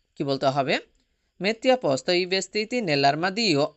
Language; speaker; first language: Italian; non-native, fluent; Bangla